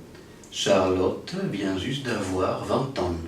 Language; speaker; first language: French; non-native, learner; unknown